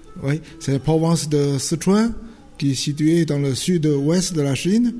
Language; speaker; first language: French; non-native, fluent; Chinese